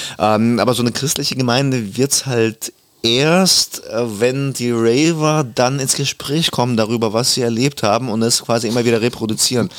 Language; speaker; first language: German; early bilingual, other home language; Russian